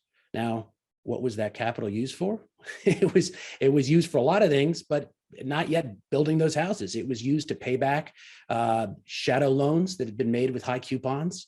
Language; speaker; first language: English; native; English